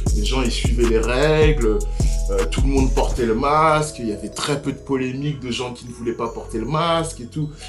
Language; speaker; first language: French; native; French